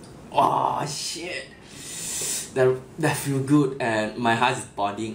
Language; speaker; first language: English; non-native, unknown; Thai